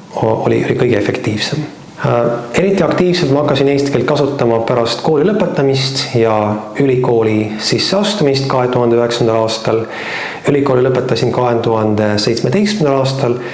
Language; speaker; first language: Estonian; non-native, local second language; Russian